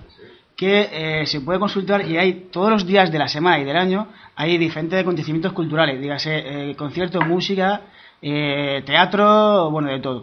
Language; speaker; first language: Spanish; native; Spanish